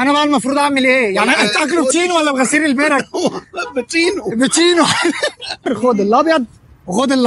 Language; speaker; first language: Arabic; native; Arabic